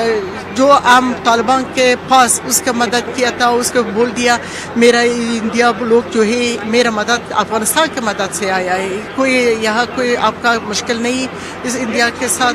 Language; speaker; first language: Hindi; non-native, learner; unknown